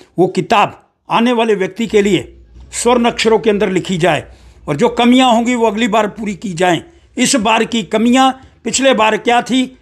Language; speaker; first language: Hindi; non-native, local second language; Dogri